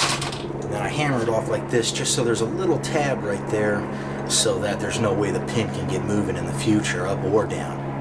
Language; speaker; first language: English; native; English